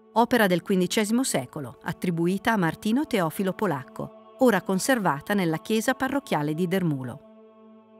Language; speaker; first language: Italian; native; Italian